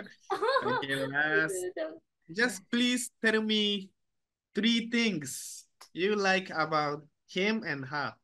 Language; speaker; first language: English; non-native, learner; Japanese